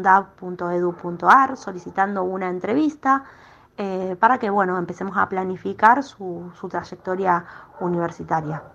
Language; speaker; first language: Spanish; native; Spanish